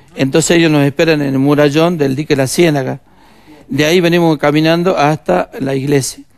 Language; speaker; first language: Spanish; native; Spanish